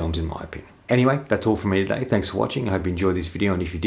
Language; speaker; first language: English; native; English